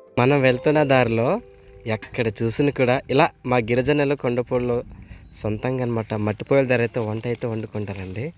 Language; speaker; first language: Telugu; non-native, local second language; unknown